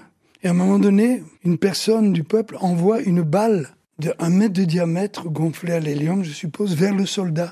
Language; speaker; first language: French; early bilingual, other home language; Italian